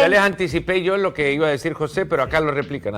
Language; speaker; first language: Spanish; native; Spanish